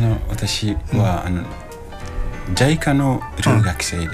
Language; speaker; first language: Japanese; non-native, learner; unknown